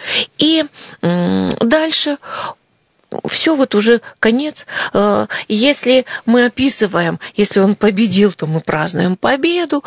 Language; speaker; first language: Russian; native; Russian